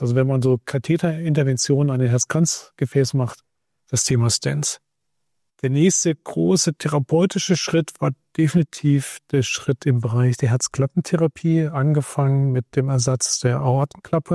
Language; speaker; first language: German; native; German